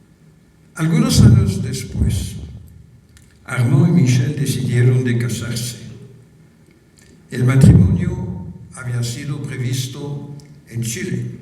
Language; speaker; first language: Spanish; non-native, fluent; French